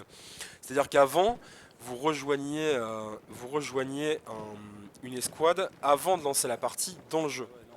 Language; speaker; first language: French; native; French